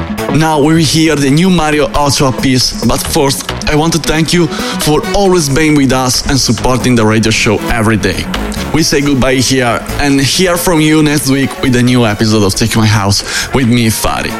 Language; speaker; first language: English; non-native, fluent; Italian